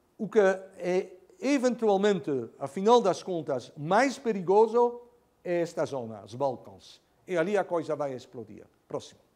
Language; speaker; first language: Portuguese; non-native, fluent; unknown